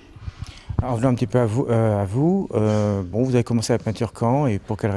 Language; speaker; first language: French; native; French